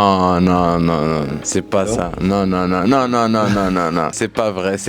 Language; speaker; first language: French; non-native, local second language; Arabic